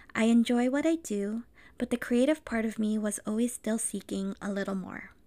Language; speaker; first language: English; native; English